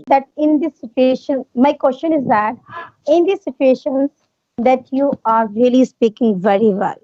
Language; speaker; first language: English; non-native, learner; Hindi